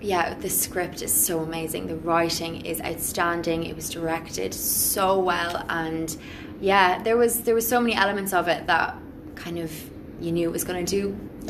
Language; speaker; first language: English; native; English